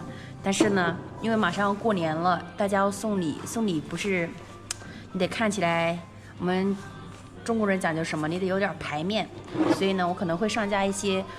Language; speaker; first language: Chinese; native; Chinese